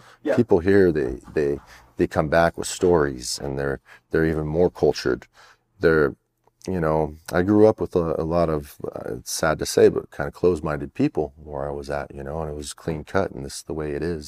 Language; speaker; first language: English; native; English